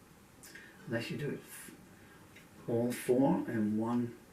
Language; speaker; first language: English; native; English